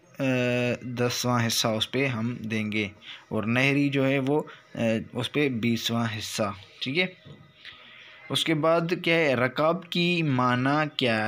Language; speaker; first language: Urdu; non-native, local second language; Sindhi